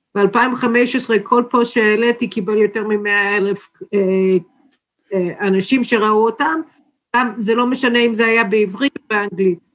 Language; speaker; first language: Hebrew; non-native, fluent; English